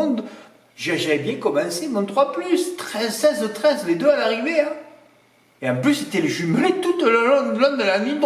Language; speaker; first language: French; native; French